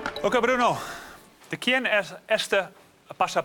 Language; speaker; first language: Spanish; non-native, learner; Dutch